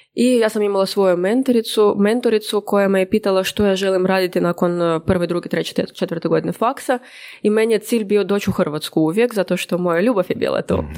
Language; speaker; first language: Croatian; non-native, fluent; Russian